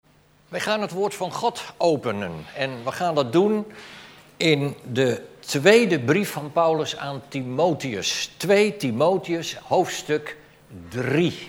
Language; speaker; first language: Dutch; native; Dutch